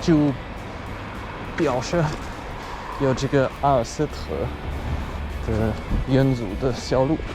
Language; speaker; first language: Chinese; non-native, fluent; German